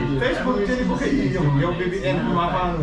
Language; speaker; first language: Chinese; non-native, learner; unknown